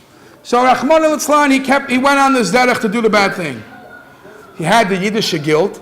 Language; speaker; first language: English; native; English